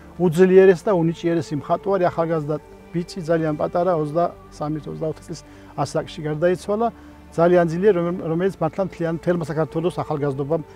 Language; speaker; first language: Georgian; non-native, local second language; Svan